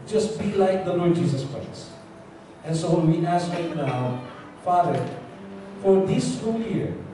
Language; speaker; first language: English; non-native, local second language; Filipino